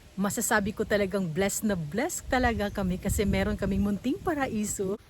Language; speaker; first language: Filipino; native; Filipino